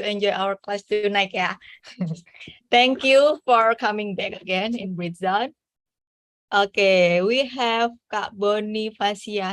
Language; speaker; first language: English; non-native, fluent; Indonesian